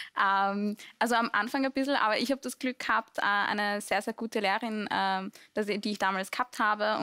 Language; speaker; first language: German; early bilingual, other home language; Arabic